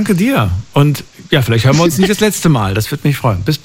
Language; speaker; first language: German; native; German